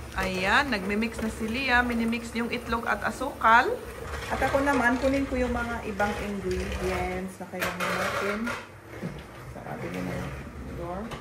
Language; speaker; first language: Filipino; non-native, fluent; German